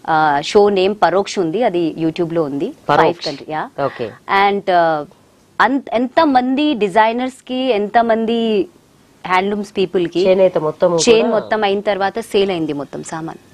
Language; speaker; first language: Telugu; non-native, local second language; Hindi